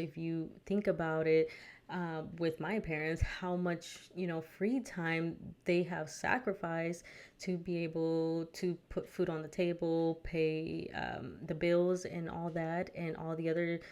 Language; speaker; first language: English; early bilingual, other home language; Spanish